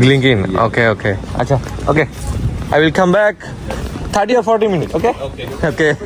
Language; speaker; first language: English; non-native, learner; Bangla